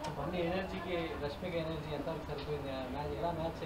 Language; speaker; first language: Telugu; native; Telugu